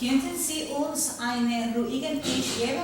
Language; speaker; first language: German; non-native, learner; Spanish